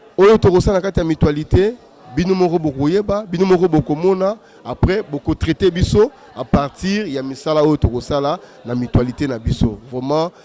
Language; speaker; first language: Lingala; native; Lingala